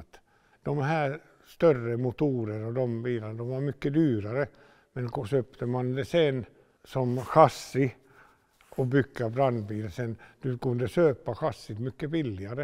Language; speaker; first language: Swedish; non-native, local second language; Finnish